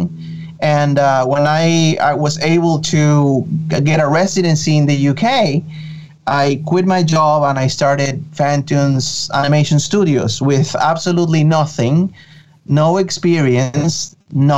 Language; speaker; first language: English; non-native, fluent; Spanish